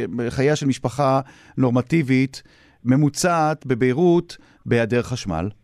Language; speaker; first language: Hebrew; native; Hebrew